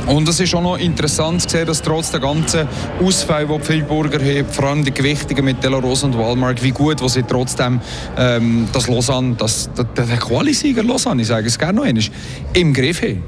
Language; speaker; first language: German; native; German